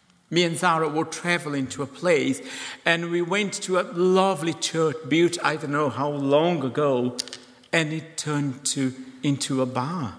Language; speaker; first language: English; non-native, fluent; Portuguese